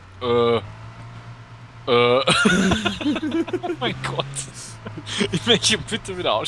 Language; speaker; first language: German; native; German